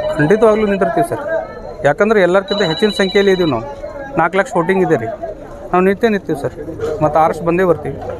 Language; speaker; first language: Kannada; non-native, local second language; Lambadi